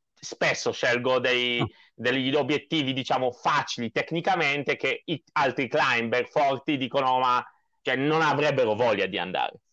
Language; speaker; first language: Italian; non-native, fluent; Polish